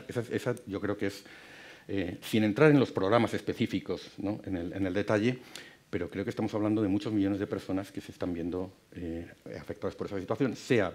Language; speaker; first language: Spanish; native; Spanish